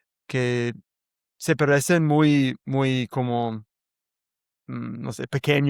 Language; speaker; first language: Spanish; non-native, learner; English